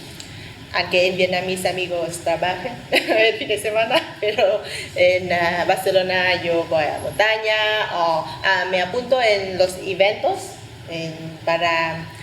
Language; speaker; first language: Spanish; non-native, fluent; Vietnamese